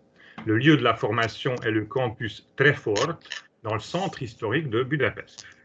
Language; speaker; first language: French; non-native, fluent; Hungarian